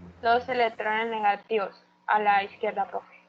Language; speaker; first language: Spanish; native; Spanish